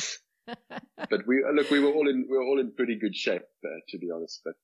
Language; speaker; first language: English; native; English